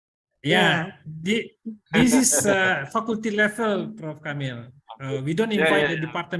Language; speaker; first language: English; non-native, learner; Indonesian